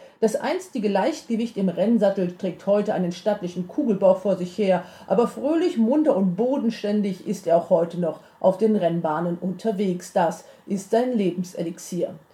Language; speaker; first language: German; native; German